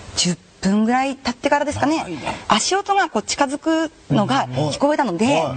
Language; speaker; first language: Japanese; native; Japanese